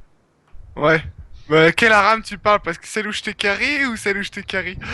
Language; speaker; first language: French; native; French